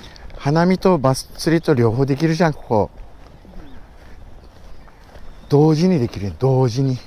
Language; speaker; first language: Japanese; native; Japanese